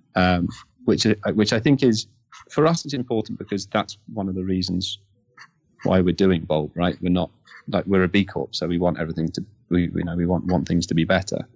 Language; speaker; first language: English; native; English